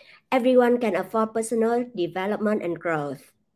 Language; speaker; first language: English; non-native, fluent; Vietnamese